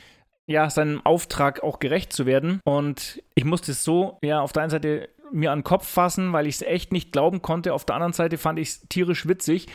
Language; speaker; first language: German; native; German